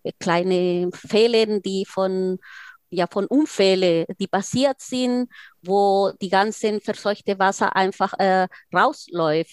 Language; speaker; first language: German; non-native, fluent; Spanish